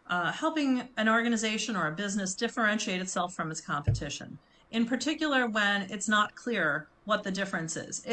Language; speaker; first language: English; native; English